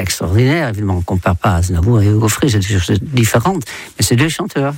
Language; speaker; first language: French; non-native, fluent; Dutch